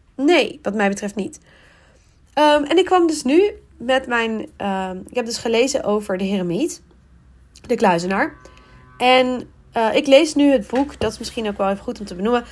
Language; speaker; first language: Dutch; native; Dutch